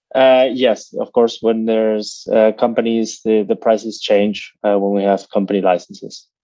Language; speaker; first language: English; native; English